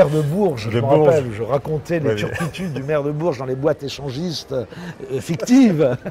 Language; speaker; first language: French; native; French